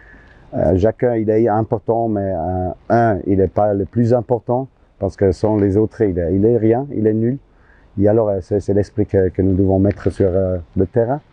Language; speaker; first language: French; non-native, local second language; German